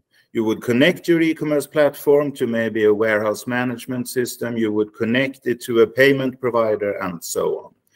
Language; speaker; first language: English; non-native, fluent; Swedish